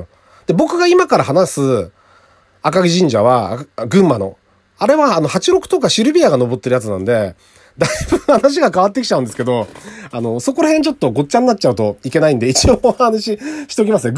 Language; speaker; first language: Japanese; native; Japanese